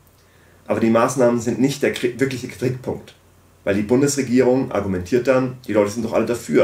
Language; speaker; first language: German; native; German